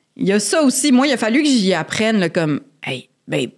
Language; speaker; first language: French; native; French